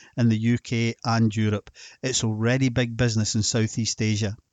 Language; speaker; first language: English; native; English